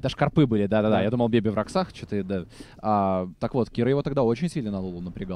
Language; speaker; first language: Russian; native; Russian